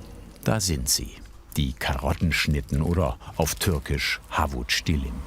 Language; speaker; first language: German; native; German